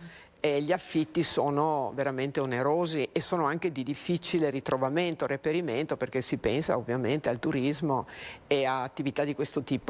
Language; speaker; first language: Italian; native; Italian